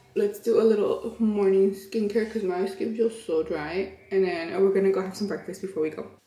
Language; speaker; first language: English; early bilingual, other home language; Spanish